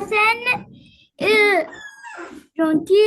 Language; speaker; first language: French; non-native, learner; Arabic